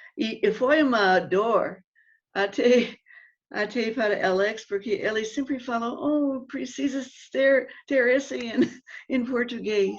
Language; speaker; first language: Portuguese; non-native, fluent; English